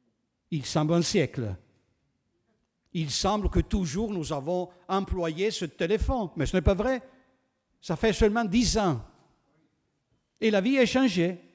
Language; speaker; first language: French; non-native, fluent; Italian